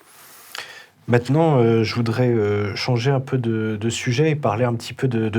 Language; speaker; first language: French; native; French